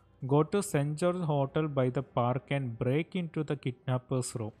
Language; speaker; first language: English; non-native, local second language; Malayalam